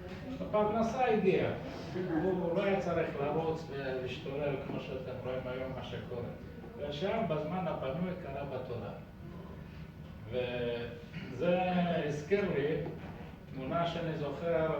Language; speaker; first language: Hebrew; early bilingual, other home language; Persian